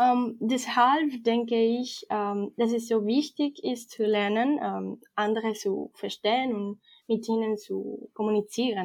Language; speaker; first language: German; non-native, fluent; Spanish